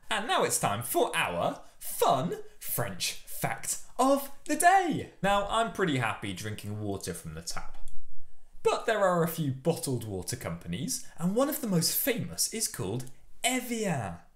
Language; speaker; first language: English; native; English